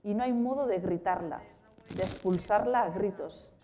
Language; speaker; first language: Spanish; non-native, local second language; Basque